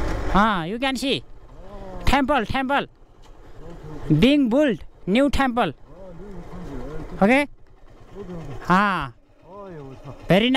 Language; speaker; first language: English; non-native, learner; Nepali